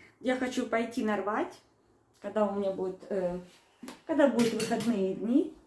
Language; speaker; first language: Russian; native; Russian